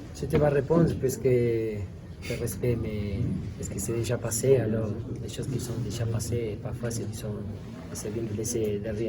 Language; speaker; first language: French; non-native, learner; Spanish